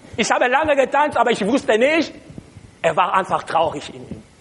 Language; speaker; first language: German; non-native, learner; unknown